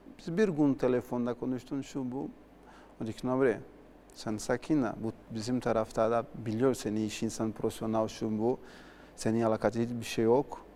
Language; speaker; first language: Turkish; non-native, learner; Portuguese